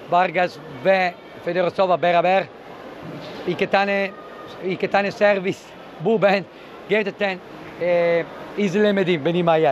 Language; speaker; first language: Turkish; non-native, learner; Italian